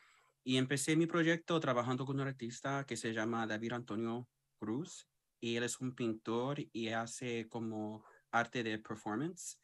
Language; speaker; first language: Spanish; early bilingual, heritage; English